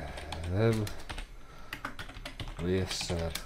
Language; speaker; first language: Swedish; non-native, learner; English